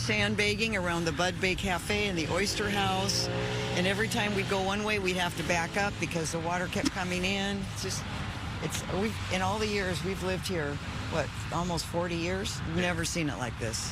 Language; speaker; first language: English; native; English